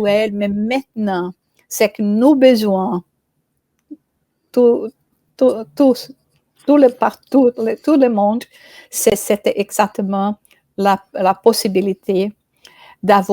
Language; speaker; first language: French; non-native, fluent; Portuguese